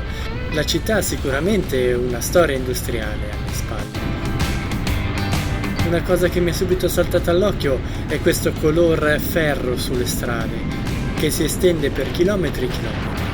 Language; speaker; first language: Italian; native; Italian